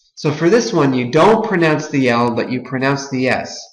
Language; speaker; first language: English; native; English